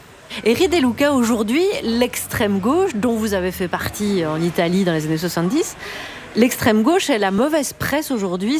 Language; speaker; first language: French; native; French